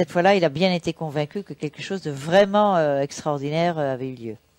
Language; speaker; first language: French; native; French